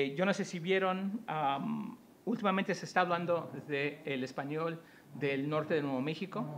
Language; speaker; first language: Spanish; early bilingual, heritage; Spanish